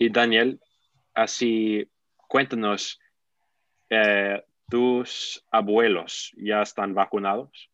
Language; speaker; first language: Spanish; non-native, fluent; English